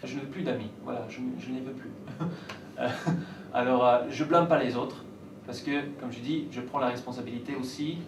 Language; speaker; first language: French; non-native, fluent; English